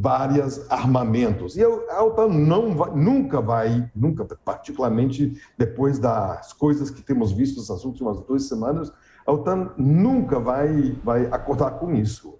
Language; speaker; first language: Portuguese; non-native, fluent; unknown